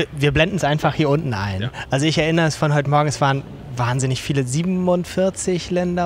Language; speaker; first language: German; native; German